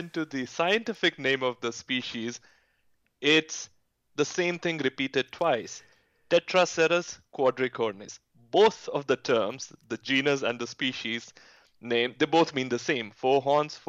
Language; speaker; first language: English; non-native, local second language; Hindi